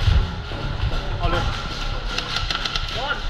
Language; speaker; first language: Thai; native; Thai